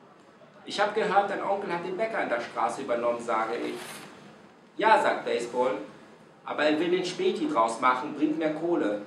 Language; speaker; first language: German; non-native, fluent; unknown